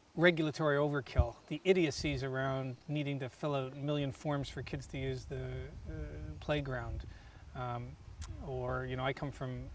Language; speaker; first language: English; native; English